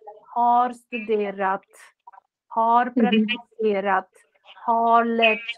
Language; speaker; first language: Swedish; non-native, fluent; Russian